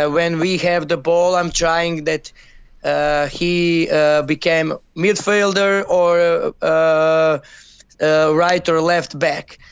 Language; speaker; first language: English; non-native, learner; Croatian